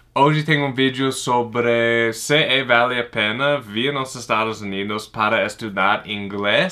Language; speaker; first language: Portuguese; non-native, fluent; English